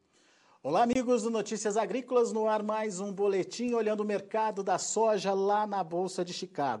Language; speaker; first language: Portuguese; native; Portuguese